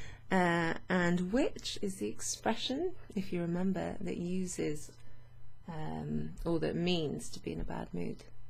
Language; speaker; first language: English; native; English